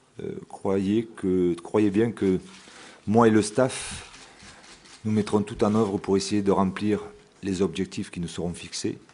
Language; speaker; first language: French; native; French